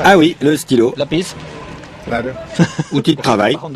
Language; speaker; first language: French; native; French